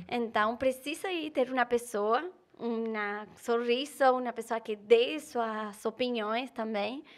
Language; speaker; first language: Portuguese; non-native, fluent; Spanish